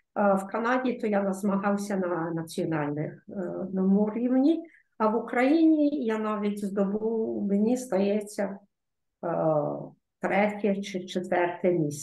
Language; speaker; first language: Ukrainian; early bilingual, heritage; Ukrainian